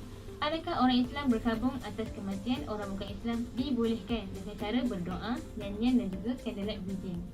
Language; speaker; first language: Malay; native; Malay